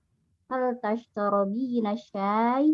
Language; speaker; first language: Arabic; non-native, learner; Indonesian